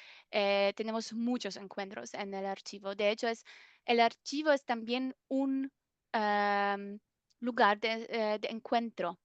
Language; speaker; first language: Spanish; non-native, fluent; German